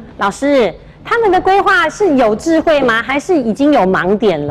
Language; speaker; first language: Chinese; native; Chinese